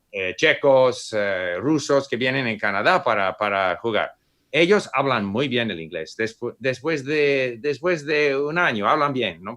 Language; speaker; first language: Spanish; non-native, fluent; English